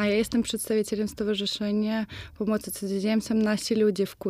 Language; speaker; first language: Polish; non-native, fluent; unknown